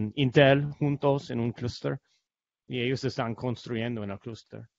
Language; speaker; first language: Spanish; non-native, learner; English